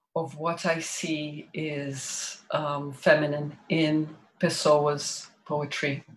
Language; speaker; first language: English; early bilingual, other home language; Portuguese